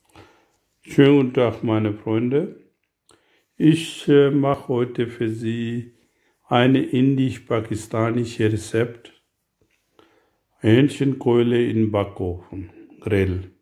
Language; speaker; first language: German; non-native, learner; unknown